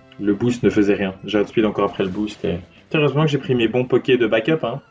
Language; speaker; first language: French; native; French